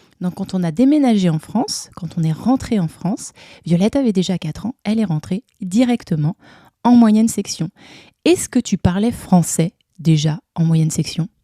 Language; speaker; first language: French; native; French